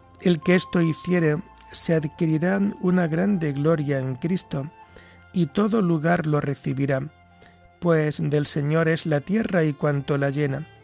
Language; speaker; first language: Spanish; native; Spanish